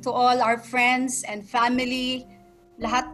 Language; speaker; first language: English; non-native, local second language; Tausug